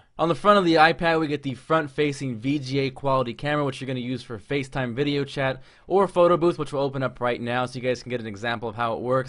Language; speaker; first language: English; native; English